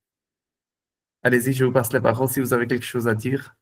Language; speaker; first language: French; non-native, fluent; Hindi